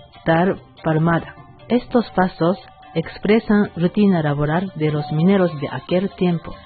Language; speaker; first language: Spanish; non-native, learner; Japanese